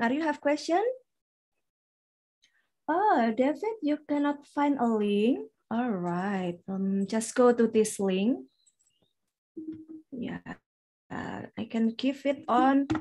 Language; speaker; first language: English; non-native, fluent; Indonesian